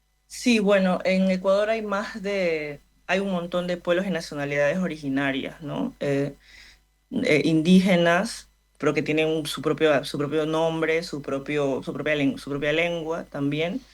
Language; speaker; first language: Spanish; native; Spanish